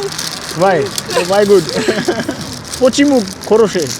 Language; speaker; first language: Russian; non-native, learner; Hindi